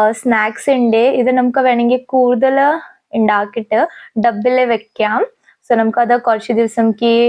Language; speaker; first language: Malayalam; non-native, local second language; Hindi